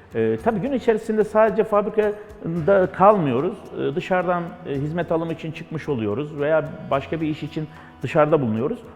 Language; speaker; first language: Turkish; native; Turkish